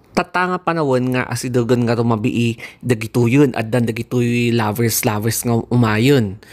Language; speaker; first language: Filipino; non-native, local second language; Iloko